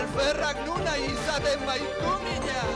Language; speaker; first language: Basque; native; Basque